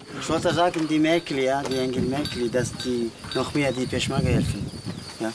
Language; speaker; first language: German; non-native, learner; Kurdish